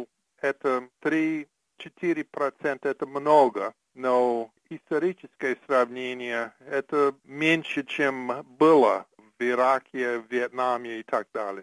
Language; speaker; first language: Russian; non-native, fluent; English